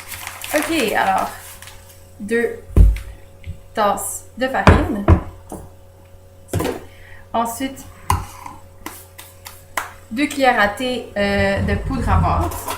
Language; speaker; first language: French; native; French